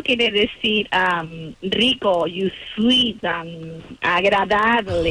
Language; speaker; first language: English; non-native, learner; Spanish